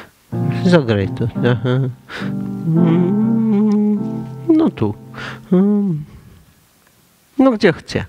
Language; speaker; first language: Polish; non-native, learner; Russian